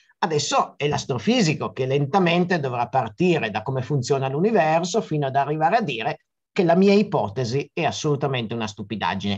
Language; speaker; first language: Italian; native; Italian